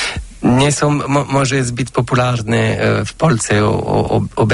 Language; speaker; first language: Polish; non-native, fluent; French